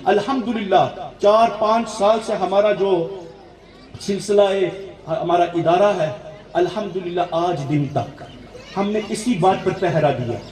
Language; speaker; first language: Urdu; early bilingual, heritage; English